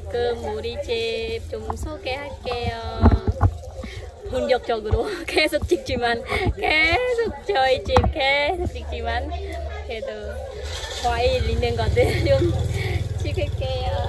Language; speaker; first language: Korean; non-native, fluent; Khmer